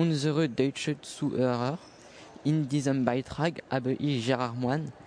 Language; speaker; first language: German; non-native, learner; French